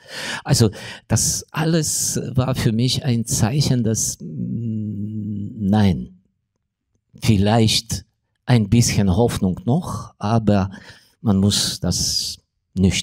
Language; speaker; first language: German; non-native, fluent; Ukrainian